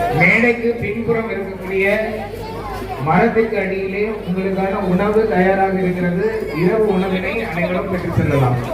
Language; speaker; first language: Tamil; native; Tamil